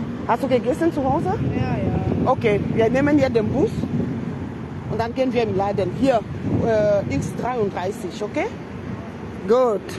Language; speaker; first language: German; non-native, fluent; French